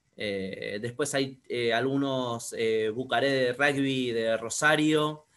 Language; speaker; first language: Spanish; native; Spanish